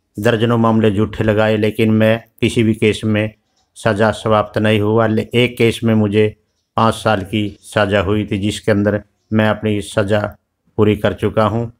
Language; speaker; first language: Hindi; native; Hindi